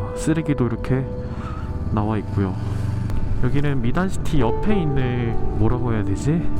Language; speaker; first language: Korean; native; Korean